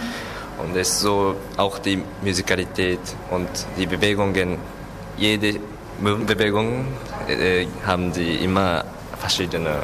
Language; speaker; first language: German; non-native, learner; Japanese